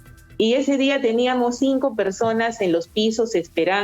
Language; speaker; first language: Spanish; native; Spanish